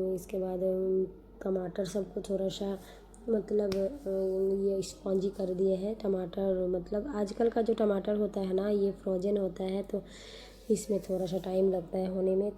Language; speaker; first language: Hindi; non-native, local second language; Bangla